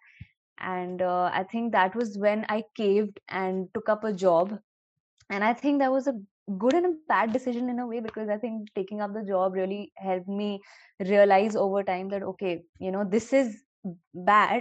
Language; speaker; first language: English; non-native, local second language; Hindi